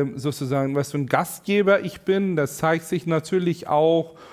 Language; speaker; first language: German; non-native, fluent; Turkish